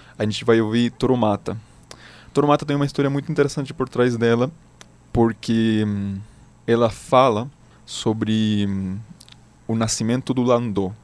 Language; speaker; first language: Portuguese; non-native, fluent; Spanish